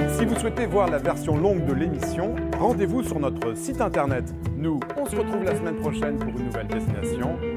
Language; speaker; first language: French; native; French